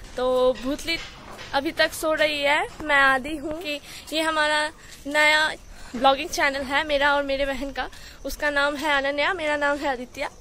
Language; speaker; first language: Hindi; non-native, local second language; Bangla